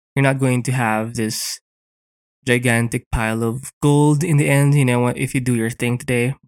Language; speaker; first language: English; non-native, local second language; Filipino